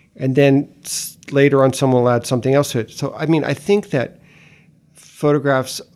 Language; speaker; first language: English; native; English